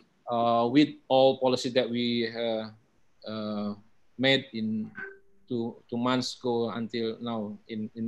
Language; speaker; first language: English; non-native, fluent; Indonesian